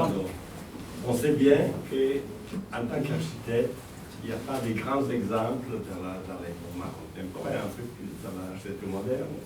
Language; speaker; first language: French; native; French